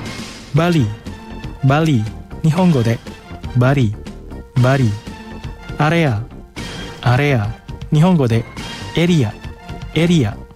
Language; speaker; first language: Japanese; non-native, fluent; Indonesian